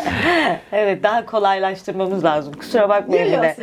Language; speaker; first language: Turkish; native; Turkish